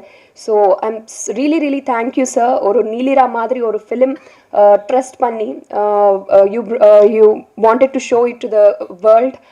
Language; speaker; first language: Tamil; non-native, learner; Telugu